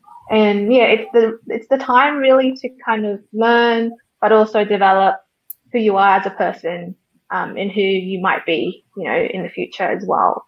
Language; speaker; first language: English; early bilingual, other home language; Vietnamese